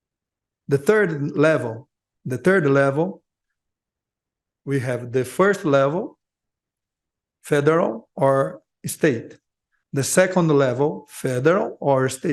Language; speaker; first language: English; non-native, learner; Portuguese